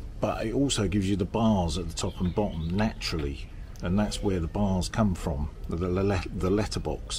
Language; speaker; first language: English; native; English